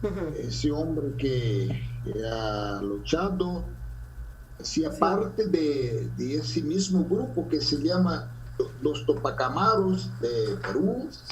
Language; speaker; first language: Spanish; non-native, fluent; Portuguese